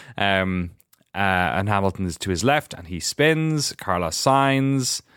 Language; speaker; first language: English; native; English